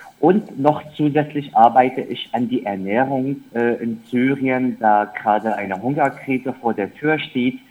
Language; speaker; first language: German; non-native, fluent; Arabic